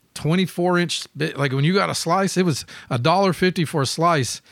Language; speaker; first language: English; native; English